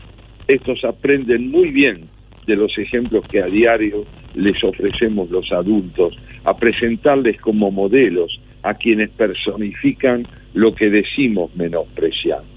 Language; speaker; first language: Spanish; native; Spanish